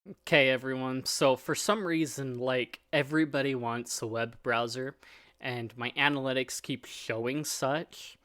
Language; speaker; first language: English; native; English